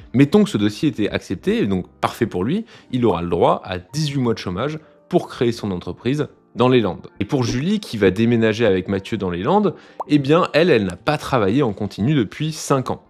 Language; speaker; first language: French; native; French